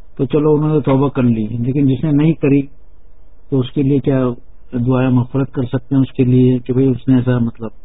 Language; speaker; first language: Urdu; native; Urdu